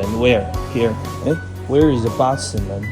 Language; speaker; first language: English; non-native, fluent; Chinese